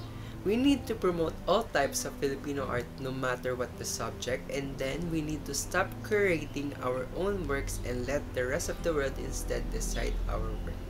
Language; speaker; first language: English; non-native, local second language; Filipino